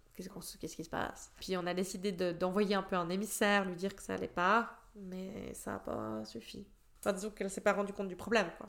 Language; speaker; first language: French; native; French